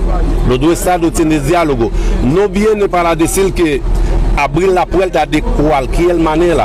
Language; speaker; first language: Spanish; non-native, local second language; Haitian Creole